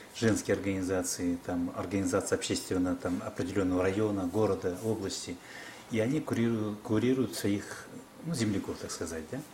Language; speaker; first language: Russian; non-native, local second language; Kyrgyz